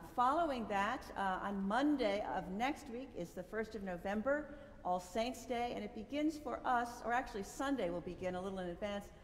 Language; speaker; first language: English; native; English